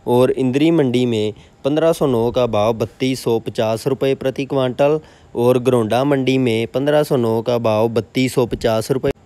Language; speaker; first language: Hindi; non-native, local second language; Punjabi